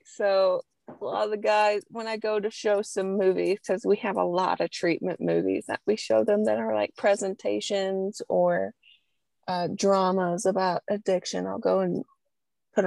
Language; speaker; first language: English; native; English